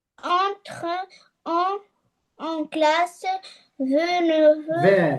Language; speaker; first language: French; non-native, learner; Arabic